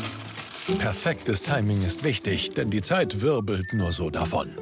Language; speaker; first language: German; native; German